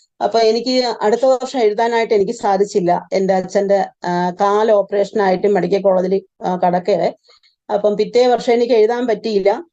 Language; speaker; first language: Malayalam; native; Malayalam